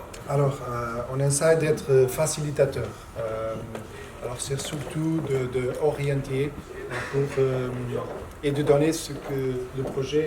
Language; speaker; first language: French; non-native, fluent; Portuguese